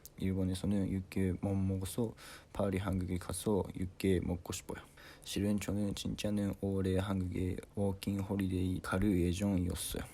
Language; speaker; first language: Korean; non-native, learner; Japanese